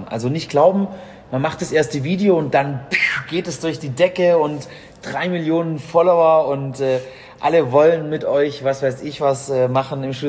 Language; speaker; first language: German; native; German